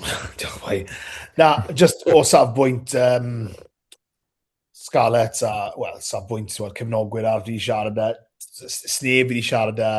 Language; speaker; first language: Welsh; native; Welsh